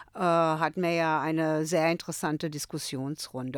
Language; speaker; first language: German; early bilingual, other home language; Croatian